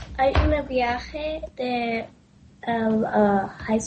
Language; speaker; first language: Spanish; non-native, learner; English